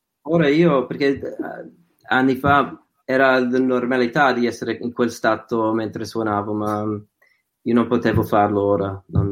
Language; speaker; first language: Italian; non-native, fluent; English